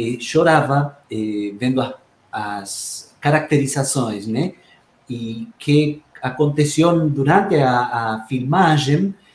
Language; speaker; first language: Spanish; non-native, learner; Portuguese